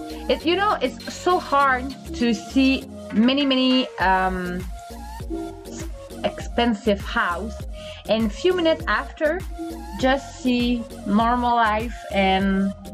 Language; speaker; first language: English; non-native, learner; French